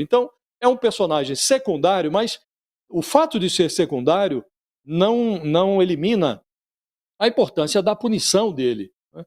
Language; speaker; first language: Portuguese; native; Portuguese